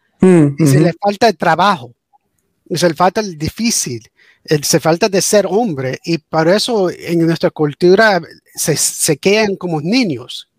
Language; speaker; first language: Spanish; early bilingual, heritage; English